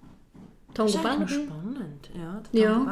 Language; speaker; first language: German; native; German